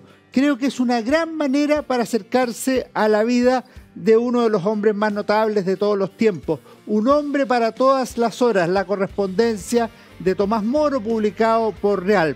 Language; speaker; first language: Spanish; native; Spanish